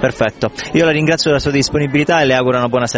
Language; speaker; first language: Italian; native; Italian